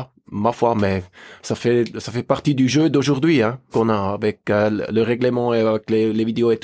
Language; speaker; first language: French; native; French